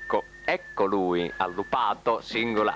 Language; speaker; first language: Italian; native; Italian